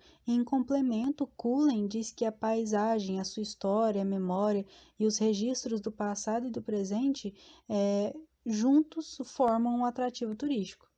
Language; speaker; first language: Portuguese; native; Portuguese